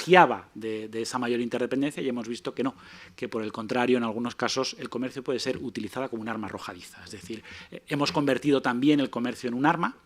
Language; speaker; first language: Spanish; native; Spanish